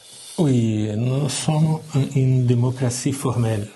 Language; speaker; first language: French; non-native, learner; Portuguese